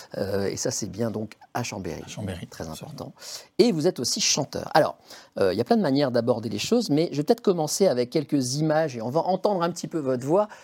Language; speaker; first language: French; native; French